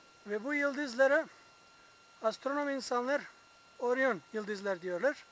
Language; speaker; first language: Turkish; non-native, fluent; English